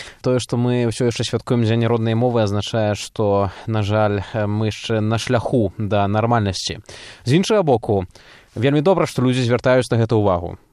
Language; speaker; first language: Belarusian; native; Belarusian